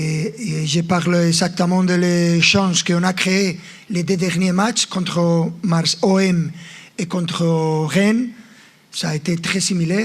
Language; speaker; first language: French; non-native, fluent; Spanish